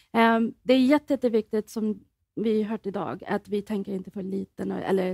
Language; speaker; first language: Swedish; non-native, fluent; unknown